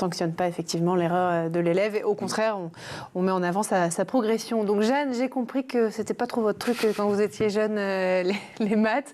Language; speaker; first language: French; native; French